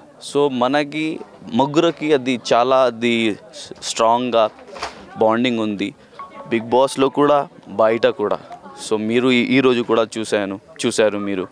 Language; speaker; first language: Telugu; non-native, learner; Hindi